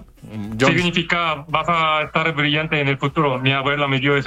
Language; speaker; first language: Spanish; non-native, learner; Korean